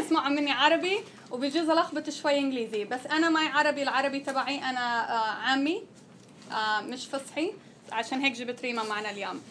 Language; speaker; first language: Arabic; early bilingual, heritage; Arabic